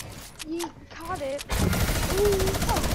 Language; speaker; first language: English; native; English